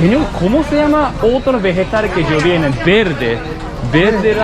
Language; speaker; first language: Spanish; non-native, learner; Japanese